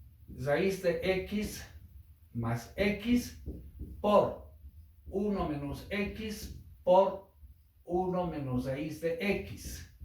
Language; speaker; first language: Spanish; native; Spanish